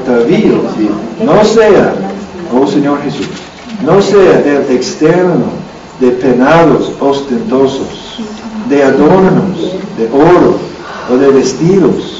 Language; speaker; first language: Spanish; non-native, learner; English